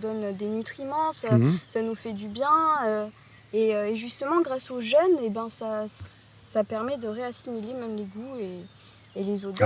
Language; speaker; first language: French; native; French